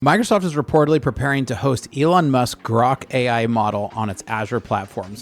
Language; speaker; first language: English; native; English